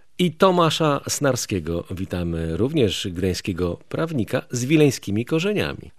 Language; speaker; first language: Polish; native; Polish